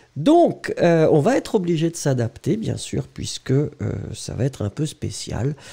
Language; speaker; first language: French; native; French